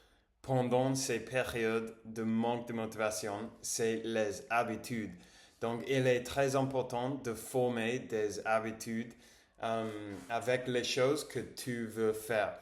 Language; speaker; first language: French; non-native, learner; English